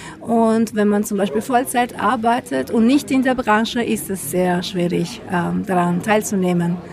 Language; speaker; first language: German; non-native, fluent; Italian